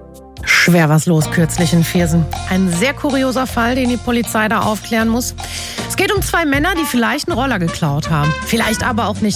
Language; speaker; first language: German; native; German